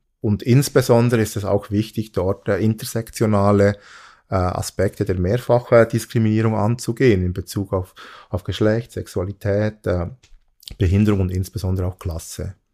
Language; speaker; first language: German; early bilingual, other home language; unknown